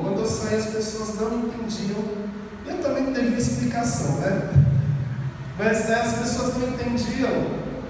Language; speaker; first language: Portuguese; native; Portuguese